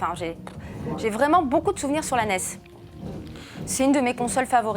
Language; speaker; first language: French; native; French